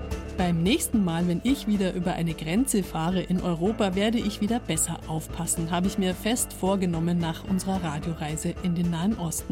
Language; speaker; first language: German; native; German